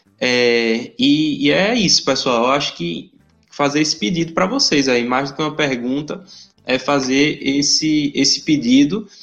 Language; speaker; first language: Portuguese; native; Portuguese